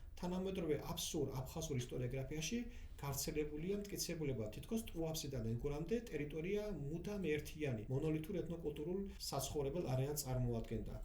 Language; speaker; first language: Georgian; native; Georgian